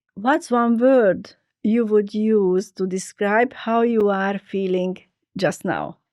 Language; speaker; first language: English; non-native, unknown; Hungarian